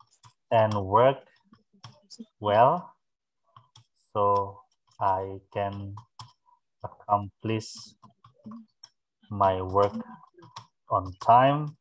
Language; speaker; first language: English; non-native, fluent; Indonesian